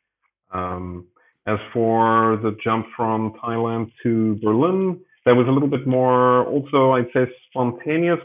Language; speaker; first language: English; native; English